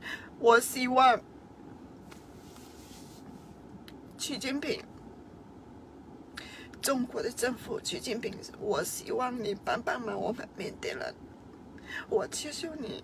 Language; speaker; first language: Chinese; non-native, fluent; Burmese